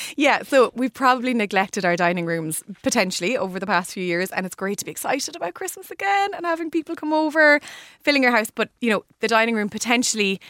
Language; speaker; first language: English; native; English